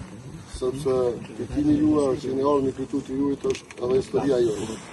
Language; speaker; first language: Albanian; non-native, learner; Italian